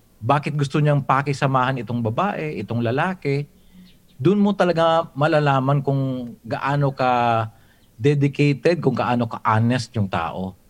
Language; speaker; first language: Filipino; native; Filipino